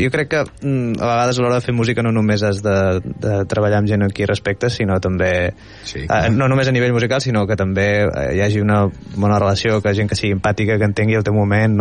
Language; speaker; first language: Catalan; native; Catalan